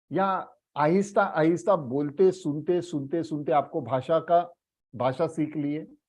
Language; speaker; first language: Hindi; native; Hindi